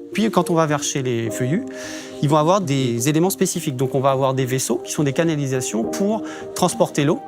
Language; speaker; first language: French; native; French